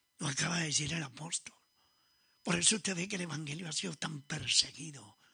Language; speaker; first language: Spanish; early bilingual, other home language; Italian